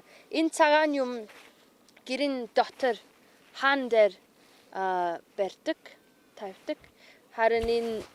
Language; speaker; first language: Mongolian; non-native, learner; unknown